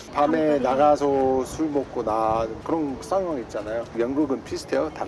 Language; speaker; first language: Korean; non-native, fluent; English